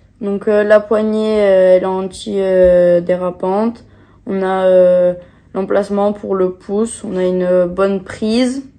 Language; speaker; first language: French; native; French